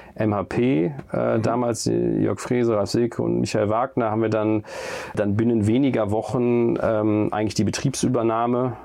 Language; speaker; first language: German; native; German